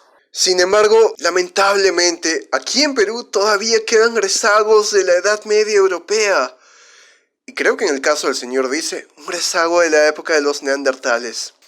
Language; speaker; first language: Spanish; native; Spanish